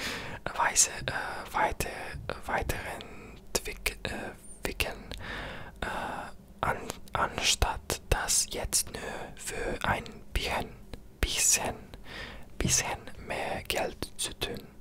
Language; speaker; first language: German; non-native, learner; English